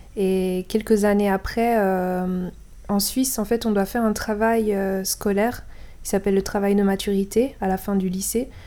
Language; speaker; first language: French; native; French